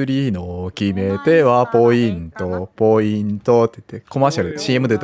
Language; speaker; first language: Japanese; native; Japanese